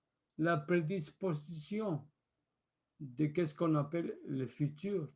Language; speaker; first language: French; non-native, fluent; Spanish